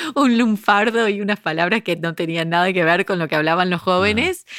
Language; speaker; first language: Spanish; early bilingual, heritage; Spanish